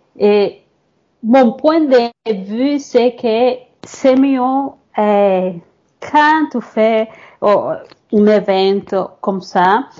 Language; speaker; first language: French; non-native, fluent; Spanish